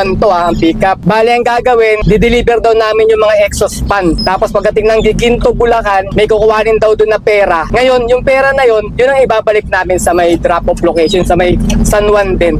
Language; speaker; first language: Filipino; native; Filipino